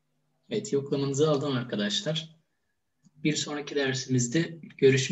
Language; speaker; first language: Turkish; native; Turkish